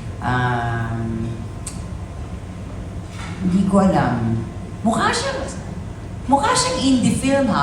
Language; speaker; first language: Filipino; native; Filipino